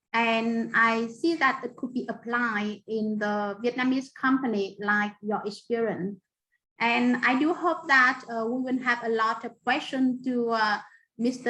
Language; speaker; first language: English; non-native, fluent; Vietnamese